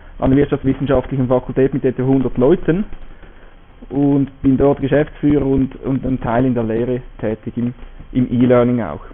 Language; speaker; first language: German; native; German